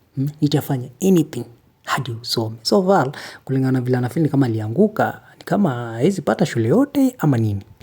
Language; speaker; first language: Swahili; native; Swahili